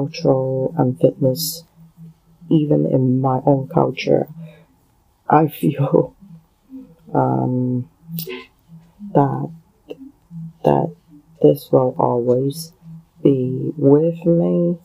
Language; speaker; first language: English; non-native, local second language; Cantonese